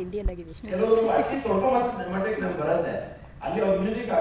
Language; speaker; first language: Kannada; non-native, local second language; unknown